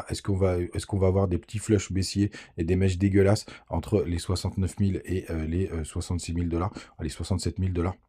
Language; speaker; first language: French; native; French